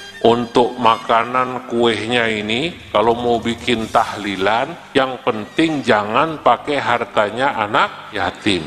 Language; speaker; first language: Indonesian; native; Indonesian